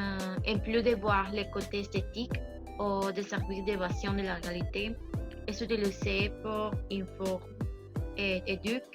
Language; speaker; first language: French; non-native, learner; Spanish